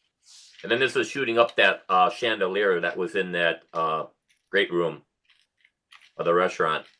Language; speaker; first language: English; native; English